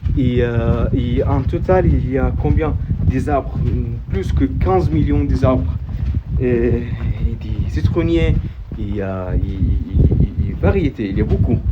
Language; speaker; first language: French; non-native, fluent; Arabic